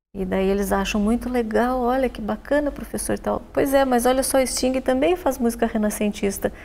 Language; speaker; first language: Portuguese; native; Portuguese